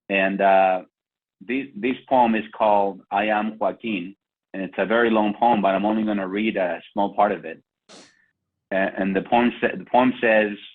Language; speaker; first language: English; non-native, fluent; Spanish